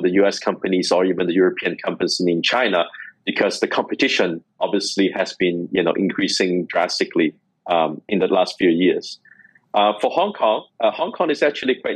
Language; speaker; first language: English; non-native, local second language; Cantonese